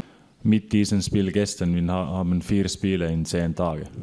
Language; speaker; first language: German; non-native, fluent; Finnish